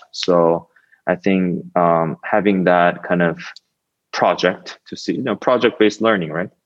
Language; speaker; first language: English; non-native, fluent; Korean